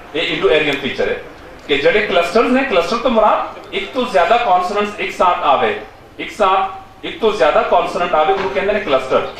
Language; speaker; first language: Punjabi; non-native, local second language; Pashto